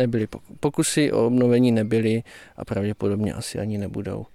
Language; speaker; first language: Czech; native; Czech